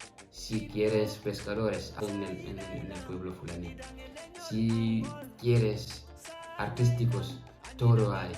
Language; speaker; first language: Spanish; non-native, fluent; Fula